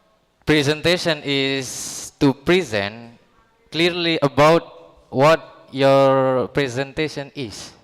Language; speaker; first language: English; non-native, learner; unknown